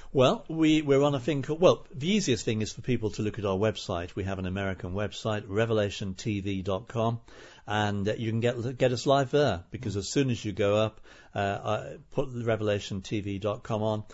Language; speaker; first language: English; native; English